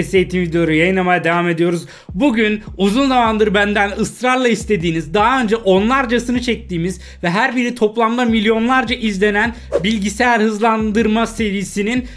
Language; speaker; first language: Turkish; native; Turkish